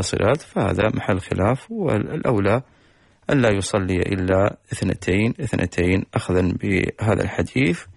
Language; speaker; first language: Arabic; native; Arabic